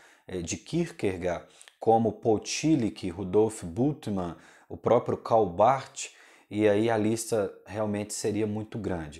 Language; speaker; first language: Portuguese; native; Portuguese